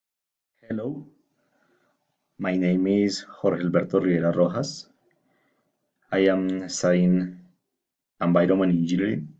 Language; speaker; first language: English; non-native, learner; Spanish